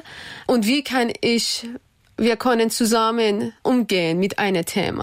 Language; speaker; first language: German; non-native, learner; Persian